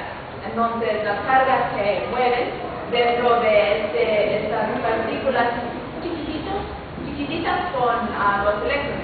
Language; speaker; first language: Spanish; non-native, fluent; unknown